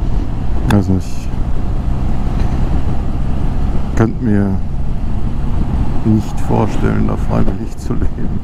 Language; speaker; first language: German; native; German